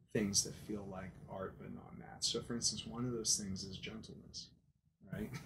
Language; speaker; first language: English; native; English